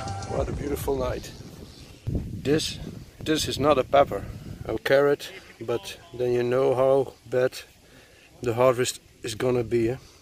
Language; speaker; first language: English; non-native, fluent; Dutch